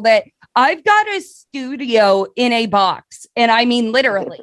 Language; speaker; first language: English; native; English